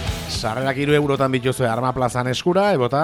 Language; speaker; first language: Basque; native; Basque